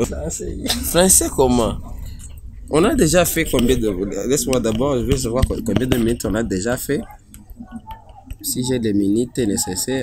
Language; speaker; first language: French; non-native, local second language; Rundi